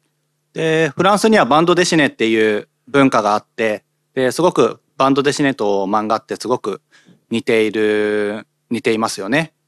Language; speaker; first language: Japanese; native; Japanese